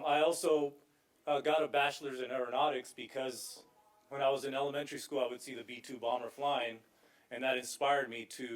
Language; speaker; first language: English; native; English